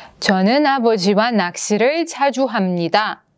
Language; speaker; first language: Korean; non-native, fluent; Russian